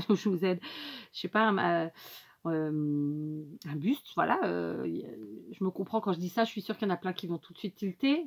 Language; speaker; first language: French; native; French